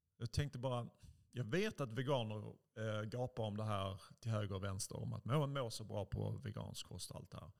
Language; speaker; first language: Swedish; native; Swedish